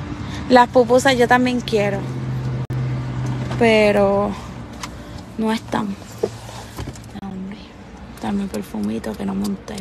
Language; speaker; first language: Spanish; native; Spanish